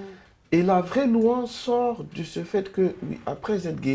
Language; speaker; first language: French; non-native, local second language; Lingala